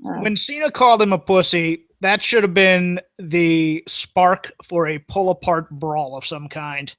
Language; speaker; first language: English; native; English